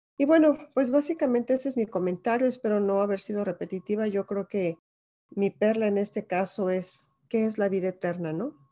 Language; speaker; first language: Spanish; native; Spanish